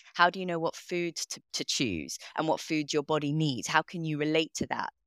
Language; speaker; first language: English; native; English